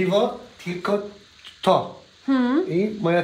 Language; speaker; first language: Polish; non-native, learner; Turkish